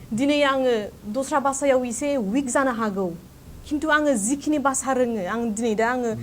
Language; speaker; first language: Bodo; non-native, local second language; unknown